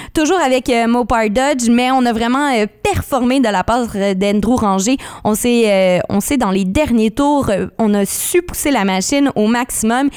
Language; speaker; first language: French; native; French